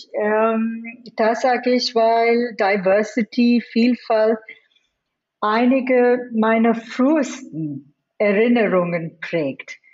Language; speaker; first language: German; non-native, fluent; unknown